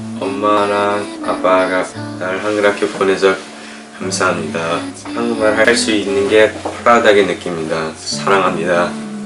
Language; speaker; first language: Korean; early bilingual, heritage; English